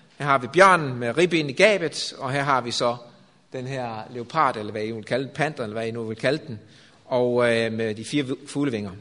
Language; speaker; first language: Danish; native; Danish